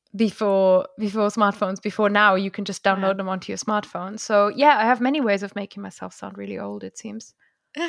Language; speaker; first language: English; non-native, fluent; German